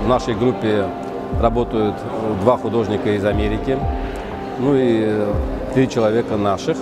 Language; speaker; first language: Russian; native; Russian